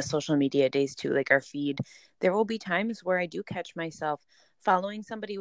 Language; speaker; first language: English; native; English